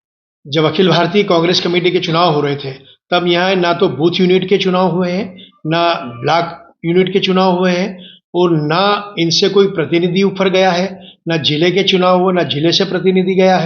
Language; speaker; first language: Hindi; native; Hindi